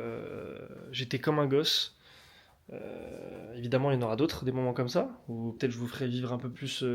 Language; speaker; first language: French; native; French